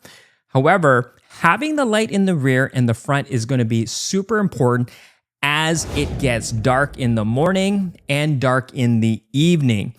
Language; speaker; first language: English; native; English